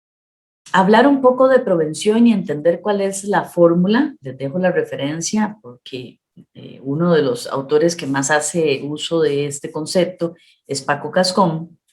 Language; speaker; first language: Spanish; native; Spanish